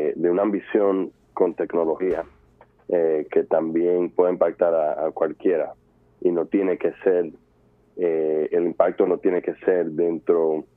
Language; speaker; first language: Spanish; early bilingual, heritage; Spanish